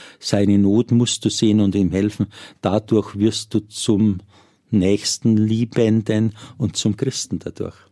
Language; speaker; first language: German; native; German